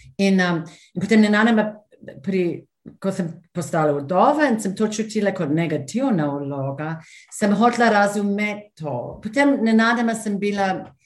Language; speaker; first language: Slovenian; non-native, fluent; English